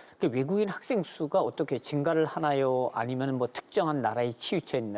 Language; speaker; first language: Korean; native; Korean